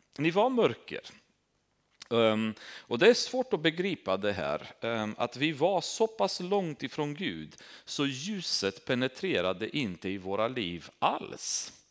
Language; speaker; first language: Swedish; non-native, fluent; Romanian